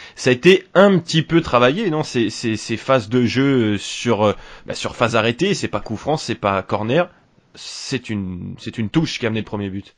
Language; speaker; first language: French; native; French